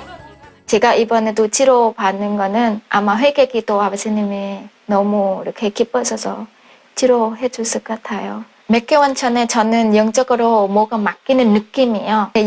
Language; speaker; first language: Korean; non-native, fluent; Vietnamese